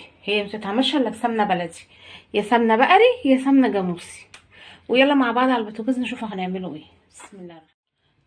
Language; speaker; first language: Arabic; native; Arabic